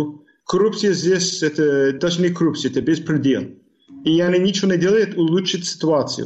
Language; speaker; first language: Russian; non-native, fluent; English